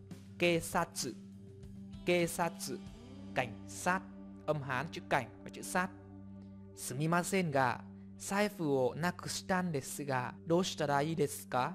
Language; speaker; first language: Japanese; non-native, fluent; Vietnamese